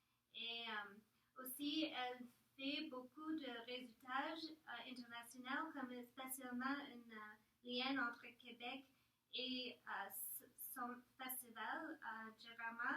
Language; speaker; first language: French; non-native, learner; English